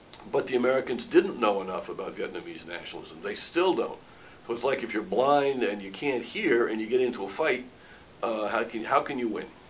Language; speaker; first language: English; native; English